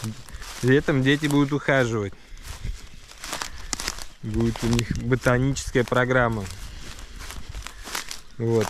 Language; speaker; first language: Russian; native; Russian